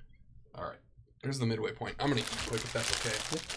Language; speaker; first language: English; native; English